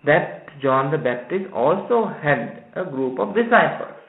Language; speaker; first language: English; non-native, local second language; Sinhala